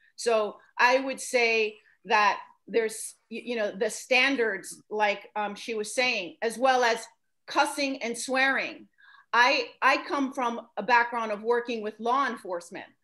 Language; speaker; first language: English; native; English